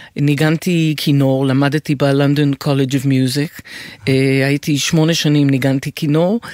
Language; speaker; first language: Hebrew; early bilingual, other home language; English